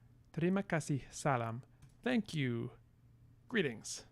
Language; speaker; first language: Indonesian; non-native, learner; English